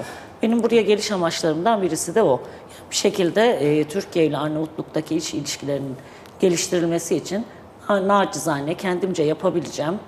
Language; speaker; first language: Turkish; native; Turkish